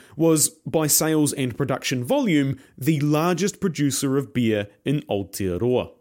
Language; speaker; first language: English; native; English